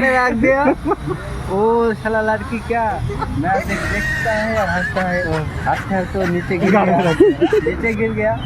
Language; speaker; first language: Hindi; non-native, local second language; Bangla